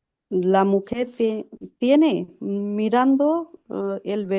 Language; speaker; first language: Spanish; non-native, learner; Urdu